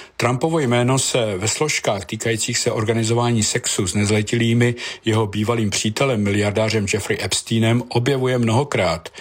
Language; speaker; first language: Czech; native; Czech